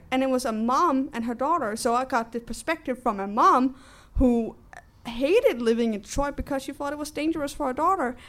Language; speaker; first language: English; non-native, fluent; Danish